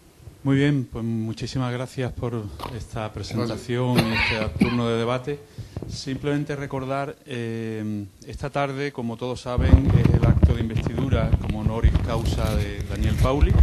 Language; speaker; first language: Spanish; native; Spanish